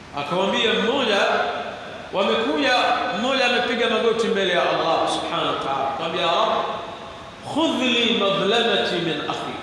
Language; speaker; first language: Swahili; native; Swahili